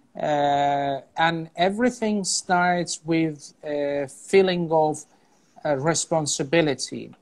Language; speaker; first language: English; non-native, fluent; Azerbaijani